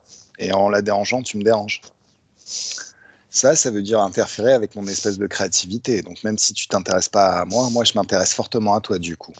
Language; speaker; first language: French; native; French